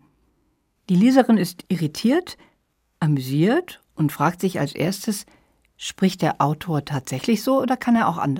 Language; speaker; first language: German; native; German